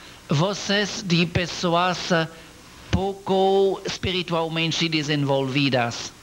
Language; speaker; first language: Portuguese; non-native, learner; French